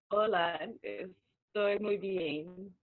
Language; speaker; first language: Spanish; non-native, learner; English